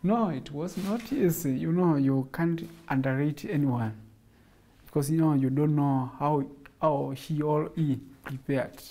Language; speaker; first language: English; non-native, local second language; Kamba